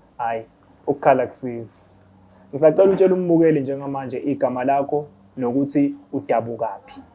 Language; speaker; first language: Zulu; native; Zulu